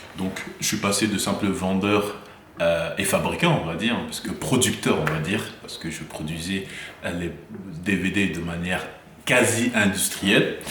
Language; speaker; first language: French; early bilingual, other home language; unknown